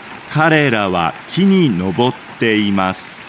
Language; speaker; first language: Japanese; non-native, learner; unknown